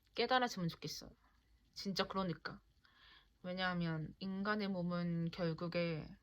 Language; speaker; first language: Korean; native; Korean